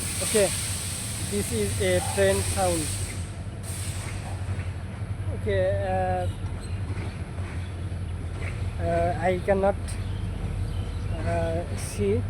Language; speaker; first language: English; non-native, learner; Bangla